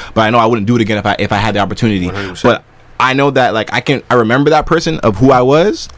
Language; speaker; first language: English; early bilingual, other home language; Yoruba